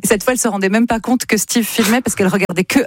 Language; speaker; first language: French; native; French